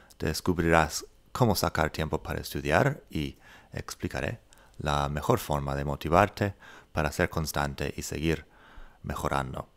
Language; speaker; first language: Spanish; non-native, fluent; English